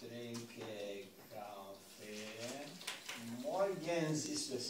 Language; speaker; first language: German; non-native, learner; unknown